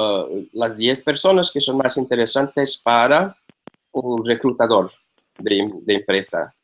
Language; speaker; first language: Spanish; non-native, fluent; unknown